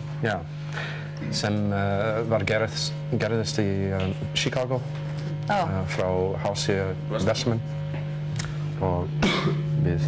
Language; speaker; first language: Icelandic; non-native, learner; English